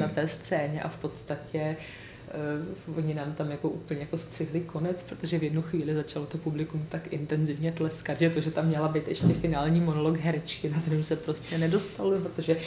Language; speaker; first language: Czech; native; Czech